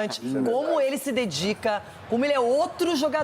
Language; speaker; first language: Portuguese; native; Portuguese